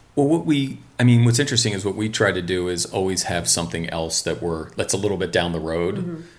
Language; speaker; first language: English; native; English